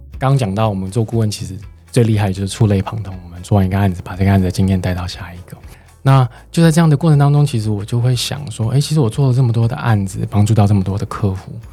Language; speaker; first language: Chinese; native; Chinese